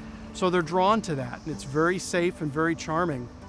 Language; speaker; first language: English; native; English